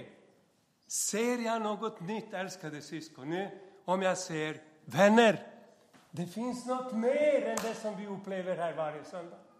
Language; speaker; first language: Swedish; non-native, fluent; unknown